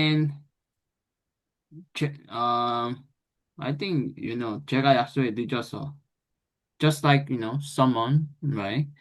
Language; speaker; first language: English; non-native, fluent; Korean